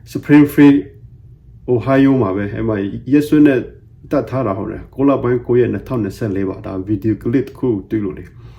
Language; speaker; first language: Burmese; non-native, local second language; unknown